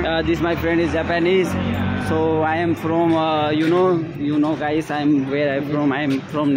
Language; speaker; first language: English; non-native, learner; Nepali